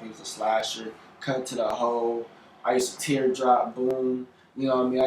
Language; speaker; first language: English; native; English